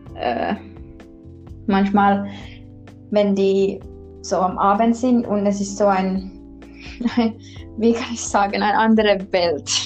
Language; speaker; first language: German; non-native, learner; Finnish